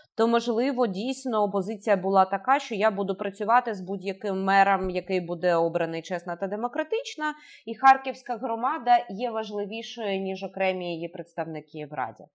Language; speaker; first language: Ukrainian; native; Ukrainian